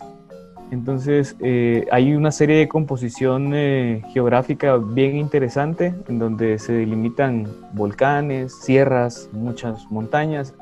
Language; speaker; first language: Spanish; native; Spanish